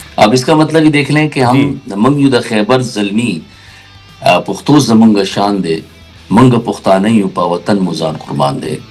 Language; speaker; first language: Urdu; non-native, local second language; Pashto